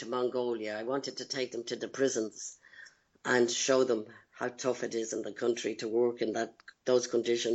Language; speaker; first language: English; native; English